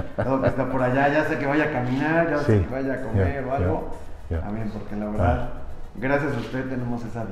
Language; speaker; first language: Spanish; native; Spanish